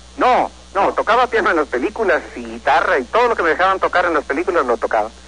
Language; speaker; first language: Spanish; native; Spanish